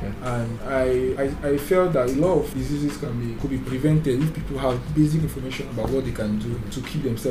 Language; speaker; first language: English; non-native, local second language; Yoruba